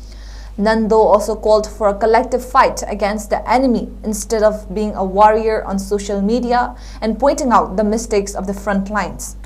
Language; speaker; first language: English; non-native, local second language; Manipuri